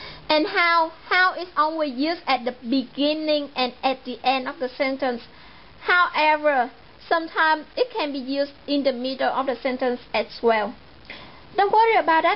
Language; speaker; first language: English; non-native, fluent; Vietnamese